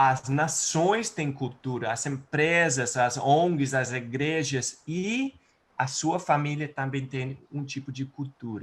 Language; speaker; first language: Portuguese; non-native, fluent; English